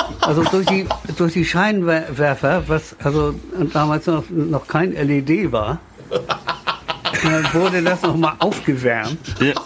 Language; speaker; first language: German; native; German